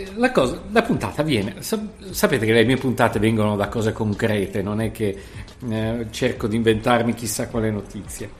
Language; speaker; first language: Italian; native; Italian